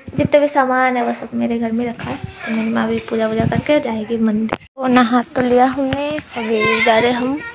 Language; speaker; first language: Hindi; native; Hindi